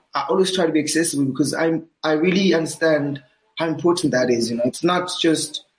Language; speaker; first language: English; non-native, local second language; Southern Sotho